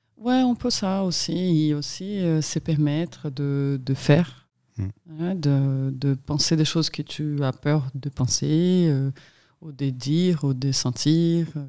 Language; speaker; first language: French; non-native, fluent; Portuguese